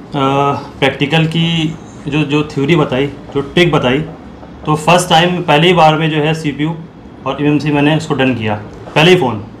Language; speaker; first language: Hindi; native; Hindi